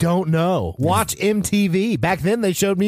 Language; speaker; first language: English; native; English